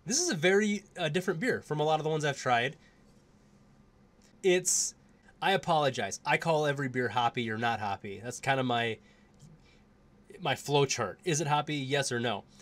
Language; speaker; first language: English; native; English